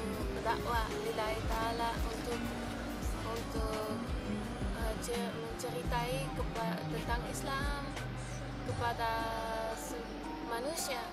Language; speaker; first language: Indonesian; non-native, learner; Dutch